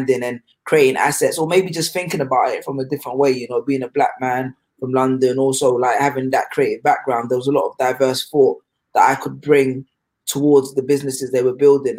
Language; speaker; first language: English; native; English